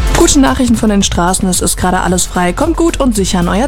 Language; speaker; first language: German; native; German